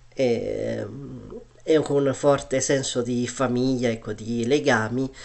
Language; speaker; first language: Italian; early bilingual, other home language; Chinese